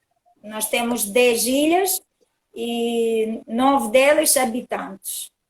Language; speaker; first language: Portuguese; non-native, learner; Russian